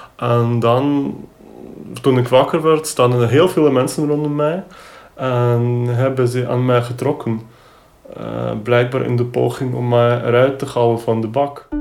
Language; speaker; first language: Dutch; non-native, fluent; Ukrainian